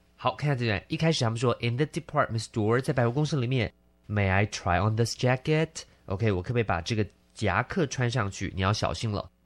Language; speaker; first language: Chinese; native; Chinese